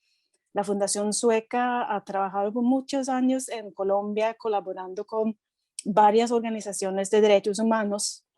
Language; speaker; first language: Spanish; non-native, fluent; Swedish